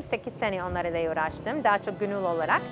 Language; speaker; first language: Turkish; non-native, fluent; English